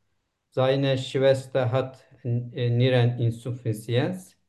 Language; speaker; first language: German; non-native, learner; Turkish